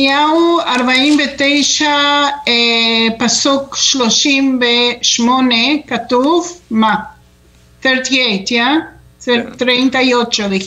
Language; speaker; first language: Hebrew; non-native, fluent; Spanish